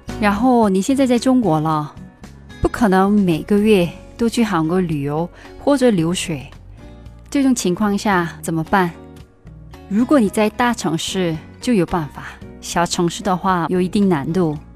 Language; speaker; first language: Chinese; non-native, fluent; Korean